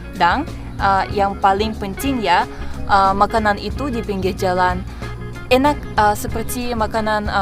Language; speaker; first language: Indonesian; non-native, fluent; Russian